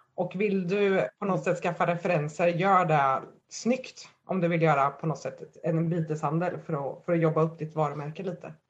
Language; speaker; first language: Swedish; native; Swedish